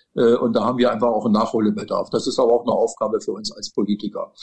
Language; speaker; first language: German; native; German